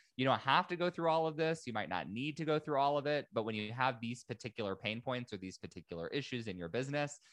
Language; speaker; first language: English; native; English